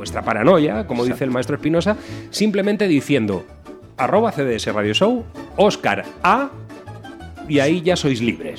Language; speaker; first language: Spanish; native; Spanish